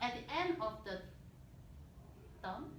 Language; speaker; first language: English; non-native, learner; Chinese